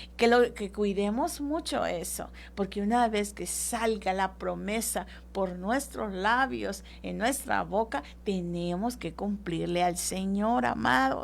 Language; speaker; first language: Spanish; native; Spanish